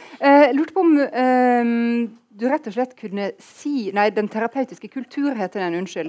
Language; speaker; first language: Norwegian; native; Norwegian